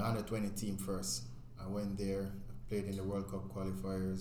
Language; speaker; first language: English; non-native, local second language; Jamaican Creole English